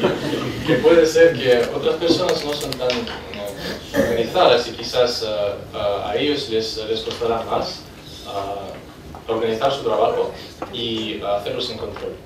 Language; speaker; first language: Spanish; non-native, fluent; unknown